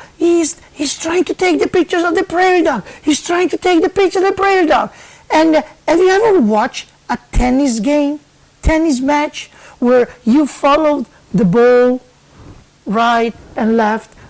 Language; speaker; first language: English; non-native, fluent; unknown